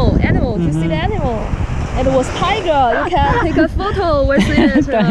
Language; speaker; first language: English; non-native, learner; Chinese